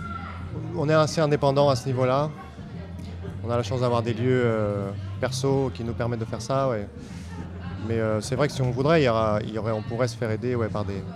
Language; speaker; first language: French; native; French